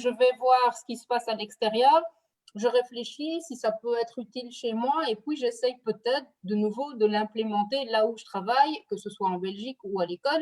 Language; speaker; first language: French; native; French